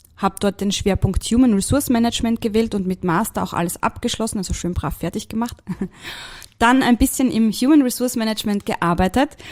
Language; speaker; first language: German; native; German